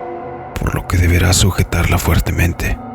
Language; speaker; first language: Spanish; native; Spanish